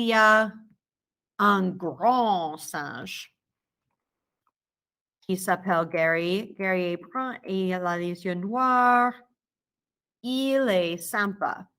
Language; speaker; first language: French; non-native, fluent; English